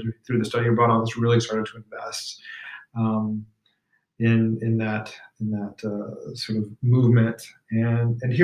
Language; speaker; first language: English; native; English